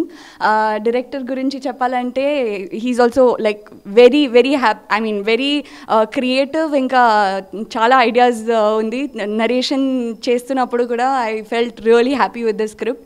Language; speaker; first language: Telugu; non-native, fluent; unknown